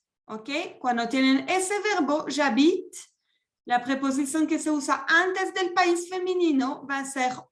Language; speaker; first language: Spanish; non-native, fluent; French